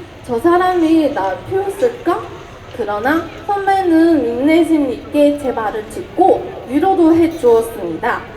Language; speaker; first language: Korean; non-native, fluent; Chinese